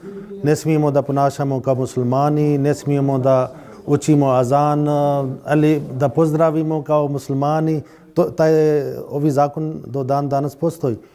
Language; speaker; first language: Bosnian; non-native, learner; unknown